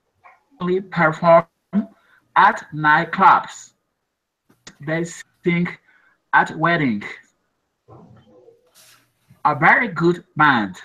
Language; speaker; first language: English; non-native, learner; Spanish